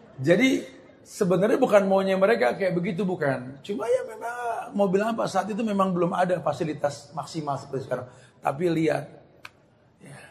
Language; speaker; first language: Indonesian; native; Indonesian